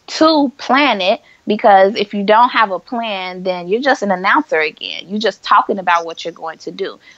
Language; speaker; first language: English; native; English